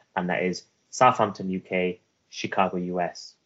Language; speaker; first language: English; early bilingual, other home language; Persian